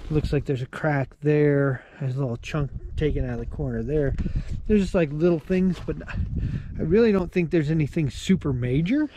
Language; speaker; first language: English; native; English